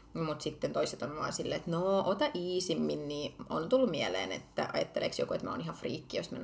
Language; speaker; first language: Finnish; early bilingual, other home language; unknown